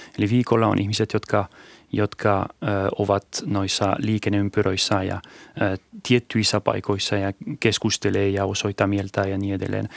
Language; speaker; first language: Finnish; non-native, fluent; French